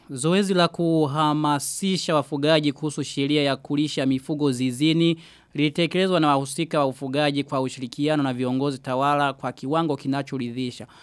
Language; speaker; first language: Swahili; non-native, local second language; Rundi